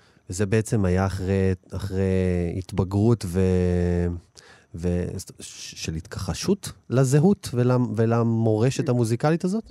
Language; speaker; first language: Hebrew; native; Hebrew